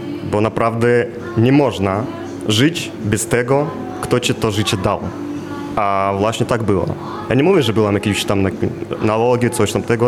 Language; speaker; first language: Polish; non-native, fluent; Ukrainian